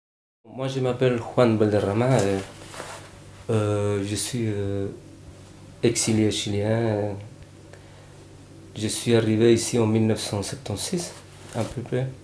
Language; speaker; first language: French; non-native, fluent; Spanish